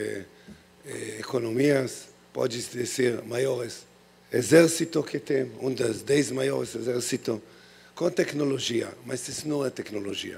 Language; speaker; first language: Portuguese; non-native, learner; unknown